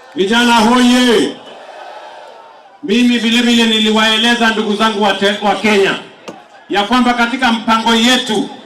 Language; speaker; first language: Swahili; non-native, local second language; Kalenjin